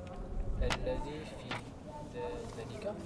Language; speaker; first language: Arabic; non-native, learner; French